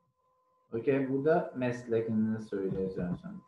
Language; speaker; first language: Turkish; non-native, learner; German